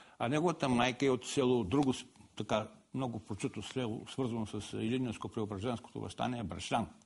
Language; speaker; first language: Bulgarian; native; Bulgarian